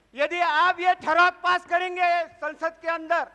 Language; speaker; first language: Hindi; non-native, local second language; Marathi